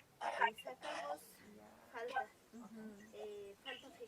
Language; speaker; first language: Spanish; non-native, local second language; Quechua